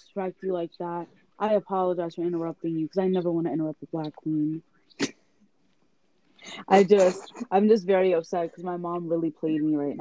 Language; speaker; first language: English; native; English